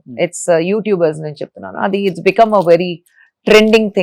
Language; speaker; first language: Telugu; non-native, fluent; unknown